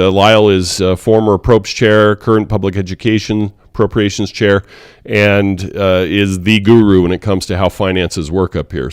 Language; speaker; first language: English; native; English